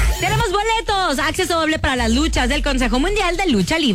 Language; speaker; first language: Spanish; native; Spanish